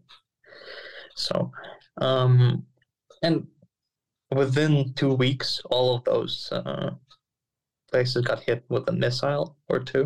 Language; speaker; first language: English; non-native, fluent; Ukrainian